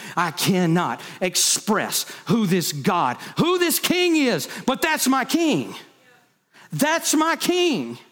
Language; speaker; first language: English; native; English